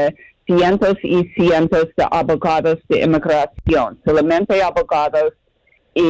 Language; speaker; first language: Spanish; non-native, learner; English